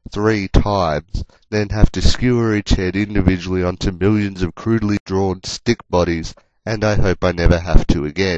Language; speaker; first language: English; native; English